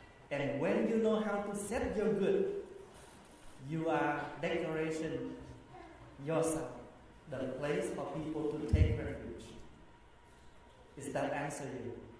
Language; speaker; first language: English; early bilingual, other home language; Vietnamese